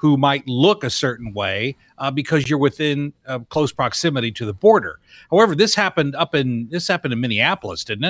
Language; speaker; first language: English; native; English